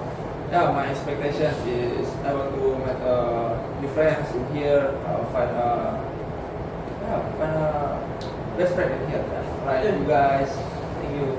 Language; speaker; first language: English; non-native, learner; Indonesian